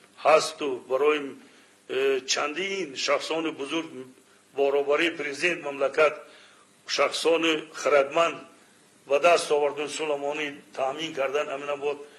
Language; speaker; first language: Tajik; non-native, local second language; Shughni